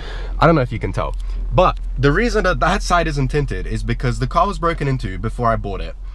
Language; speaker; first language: English; native; English